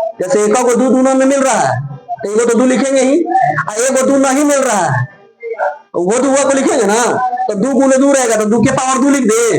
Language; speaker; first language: Hindi; native; Hindi